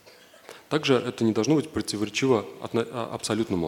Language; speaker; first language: Russian; native; Russian